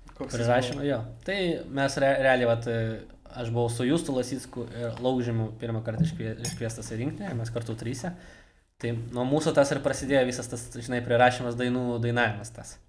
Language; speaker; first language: Lithuanian; non-native, local second language; Russian